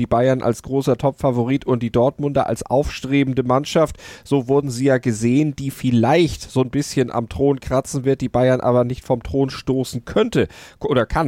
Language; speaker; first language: German; native; German